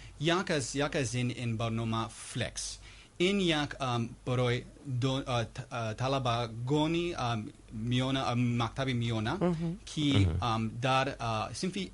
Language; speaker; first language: Persian; non-native, learner; English